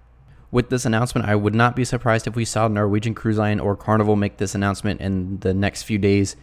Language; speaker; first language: English; native; English